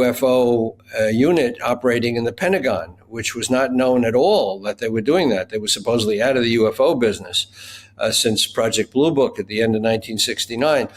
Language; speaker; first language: English; native; English